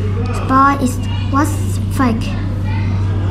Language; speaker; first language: English; non-native, learner; Vietnamese